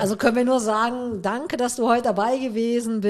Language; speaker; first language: German; native; German